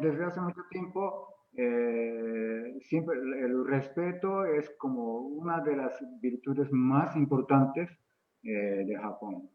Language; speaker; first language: Spanish; non-native, fluent; Japanese